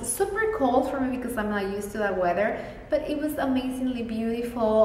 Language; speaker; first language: English; non-native, fluent; Spanish